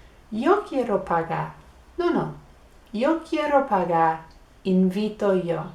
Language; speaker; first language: Spanish; non-native, fluent; English